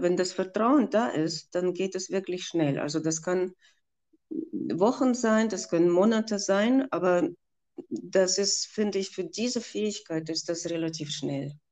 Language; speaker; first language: German; non-native, fluent; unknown